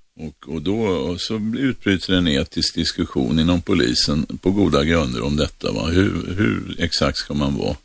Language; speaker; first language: Swedish; native; Swedish